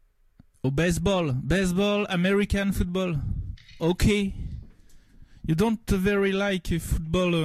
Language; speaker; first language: English; non-native, learner; French